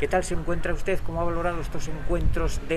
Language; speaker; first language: Spanish; native; Spanish